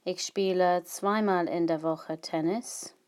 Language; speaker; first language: German; non-native, fluent; English